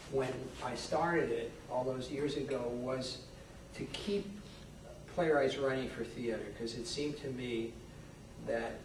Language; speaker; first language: English; native; English